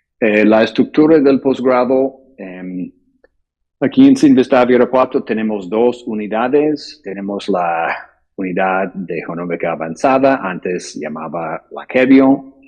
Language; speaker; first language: Spanish; non-native, fluent; English